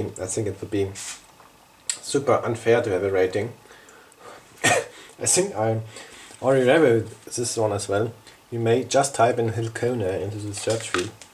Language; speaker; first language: English; non-native, fluent; German